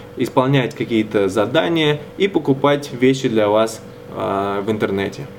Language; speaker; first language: Russian; native; Russian